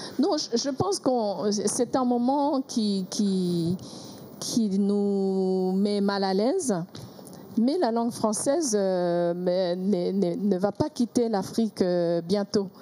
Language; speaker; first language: French; non-native, local second language; Kinyarwanda